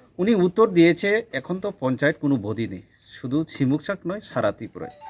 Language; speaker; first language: Bangla; non-native, local second language; Kok Borok